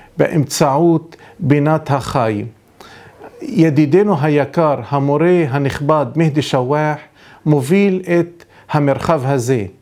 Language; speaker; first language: Hebrew; non-native, local second language; Arabic